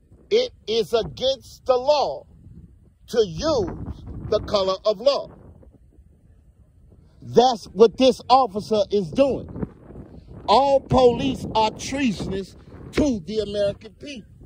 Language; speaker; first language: English; native; English